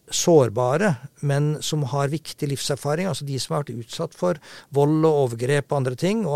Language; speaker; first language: Norwegian; native; Norwegian